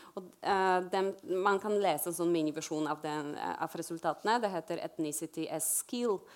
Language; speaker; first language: Norwegian; non-native, fluent; Polish